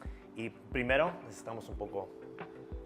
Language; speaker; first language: Spanish; non-native, learner; English